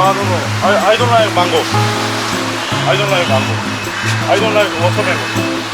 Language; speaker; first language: English; non-native, learner; Korean